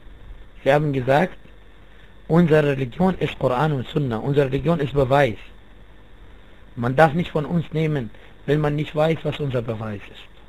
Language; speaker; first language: German; non-native, fluent; Arabic